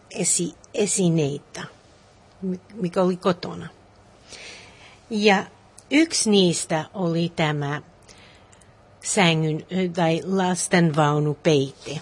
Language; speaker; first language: Finnish; non-native, learner; English